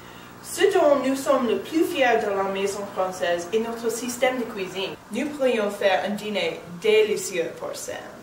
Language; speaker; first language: French; non-native, learner; English